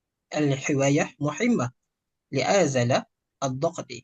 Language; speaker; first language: Arabic; non-native, learner; Malay